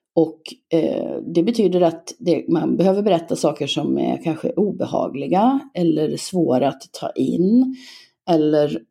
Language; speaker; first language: Swedish; native; Swedish